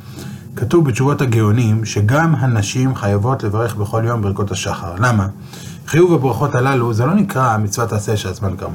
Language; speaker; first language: Hebrew; native; Hebrew